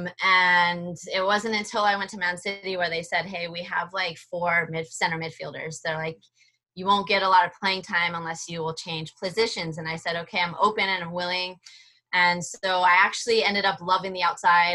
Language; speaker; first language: English; early bilingual, other home language; Spanish